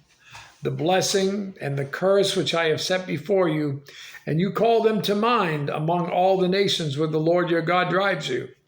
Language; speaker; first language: English; native; English